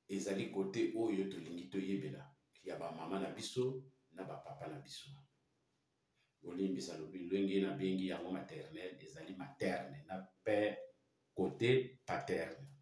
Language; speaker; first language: Lingala; non-native, local second language; Kongo